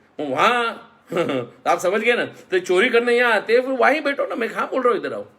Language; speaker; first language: Hindi; non-native, local second language; Marathi